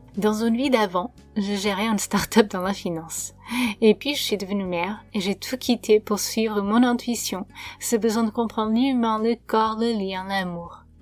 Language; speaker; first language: French; non-native, fluent; Portuguese